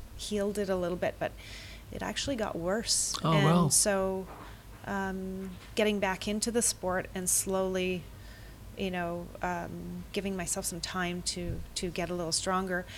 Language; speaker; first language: English; native; English